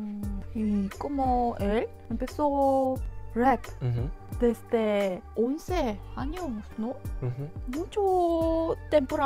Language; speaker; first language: Spanish; non-native, learner; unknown